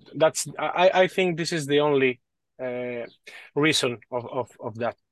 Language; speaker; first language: English; non-native, learner; Spanish